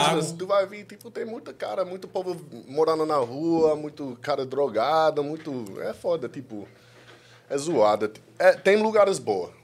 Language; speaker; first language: Portuguese; non-native, fluent; English